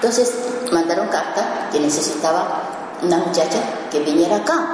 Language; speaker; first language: Spanish; non-native, learner; Japanese